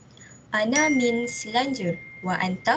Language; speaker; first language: Arabic; non-native, learner; Malay